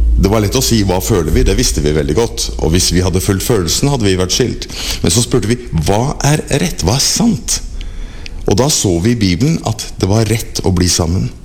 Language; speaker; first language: Norwegian; native; Norwegian